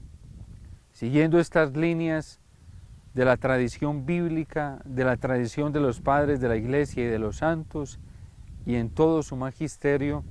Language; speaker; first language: Spanish; native; Spanish